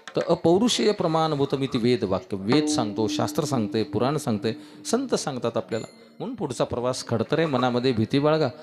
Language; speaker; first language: Marathi; native; Marathi